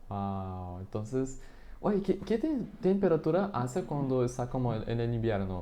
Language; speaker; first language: Spanish; non-native, fluent; Portuguese